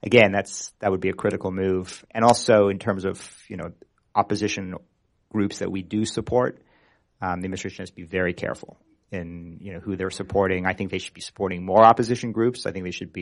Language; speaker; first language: English; native; English